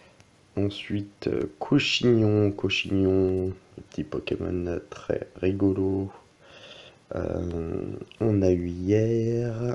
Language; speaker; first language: French; native; French